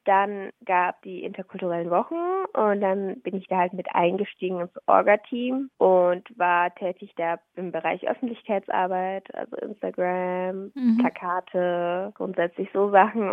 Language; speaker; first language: German; early bilingual, other home language; Somali